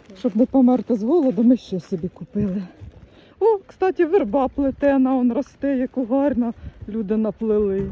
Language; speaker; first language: Ukrainian; native; Ukrainian